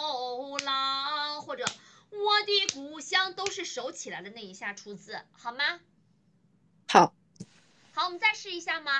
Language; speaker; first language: Chinese; native; Chinese